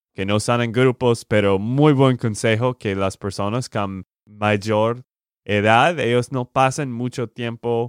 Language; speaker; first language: Spanish; non-native, learner; English